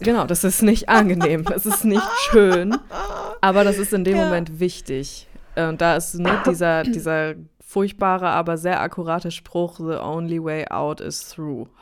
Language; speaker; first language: German; native; German